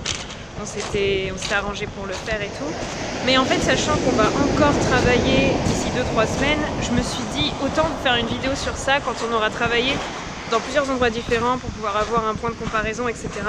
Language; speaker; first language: French; native; French